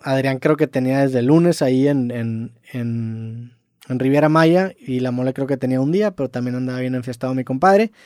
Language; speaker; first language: Spanish; native; Spanish